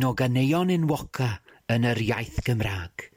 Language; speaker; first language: Welsh; non-native, fluent; English